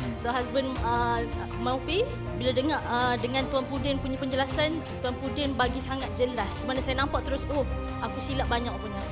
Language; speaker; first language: Malay; native; Malay